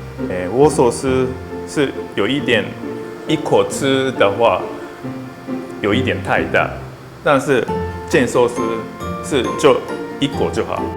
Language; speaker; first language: Chinese; non-native, learner; Japanese